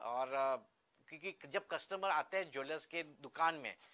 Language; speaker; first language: Hindi; non-native, local second language; Gujarati